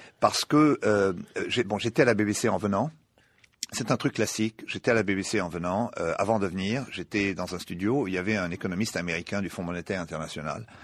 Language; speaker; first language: French; non-native, local second language; Arabic